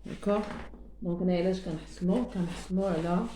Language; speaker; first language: French; non-native, local second language; Arabic